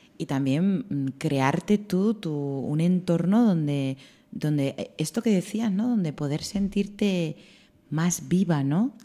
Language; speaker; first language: Spanish; native; Spanish